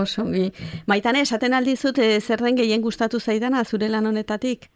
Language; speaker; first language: Basque; native; Basque